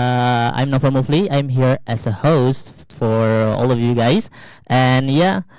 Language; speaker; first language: English; non-native, learner; Indonesian